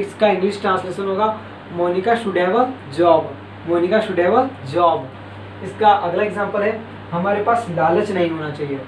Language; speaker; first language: Hindi; native; Hindi